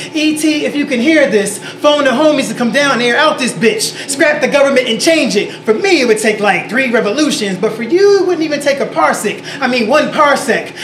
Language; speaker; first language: English; native; English